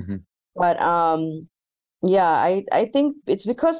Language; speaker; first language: English; non-native, local second language; Malay